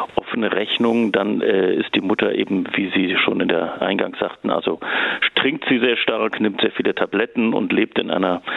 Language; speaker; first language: German; native; German